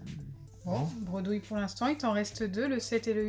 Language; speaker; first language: French; native; French